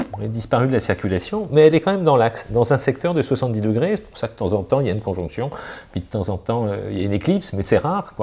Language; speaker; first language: French; native; French